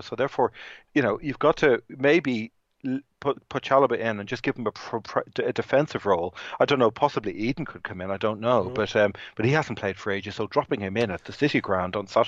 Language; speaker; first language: English; native; English